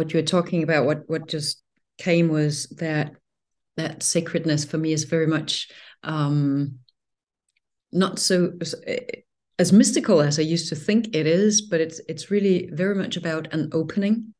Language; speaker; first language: English; non-native, fluent; Danish